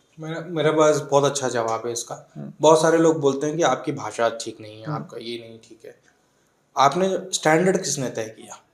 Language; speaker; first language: Hindi; non-native, local second language; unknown